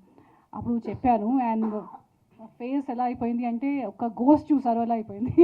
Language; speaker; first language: Telugu; non-native, local second language; Hindi